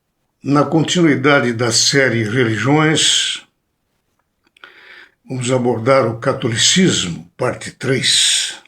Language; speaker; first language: Portuguese; native; Portuguese